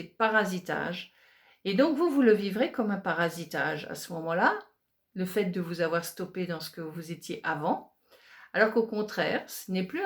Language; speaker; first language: French; native; French